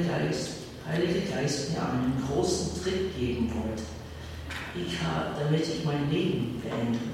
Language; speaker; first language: German; early bilingual, heritage; English